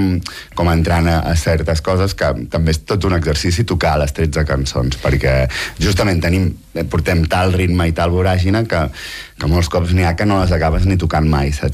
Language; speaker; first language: Catalan; native; Catalan